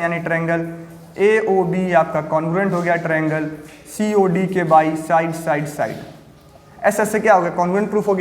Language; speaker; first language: Hindi; native; Hindi